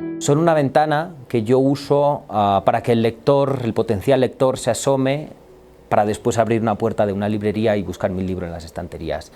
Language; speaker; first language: Spanish; early bilingual, other home language; Romanian